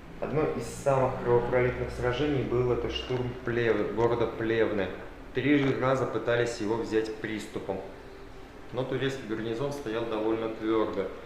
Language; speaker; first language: Russian; native; Russian